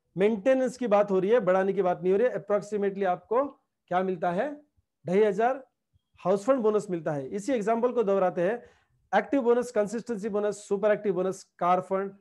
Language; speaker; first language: Hindi; non-native, local second language; Marathi